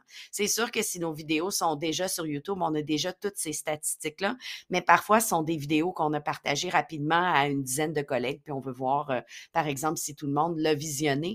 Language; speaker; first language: French; native; French